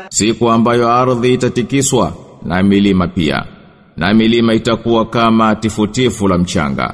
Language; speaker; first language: Swahili; native; Swahili